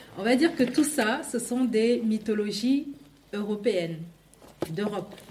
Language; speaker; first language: French; non-native, local second language; Duala